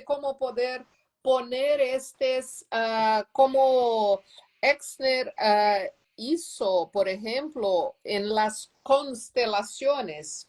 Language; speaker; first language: Spanish; non-native, learner; Portuguese